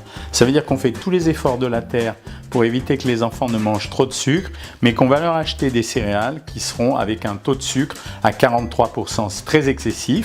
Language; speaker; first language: French; native; French